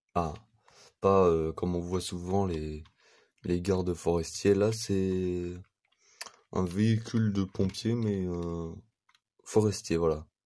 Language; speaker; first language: French; native; French